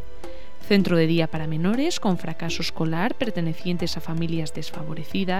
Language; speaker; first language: Spanish; native; Spanish